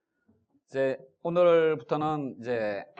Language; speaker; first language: Korean; native; Korean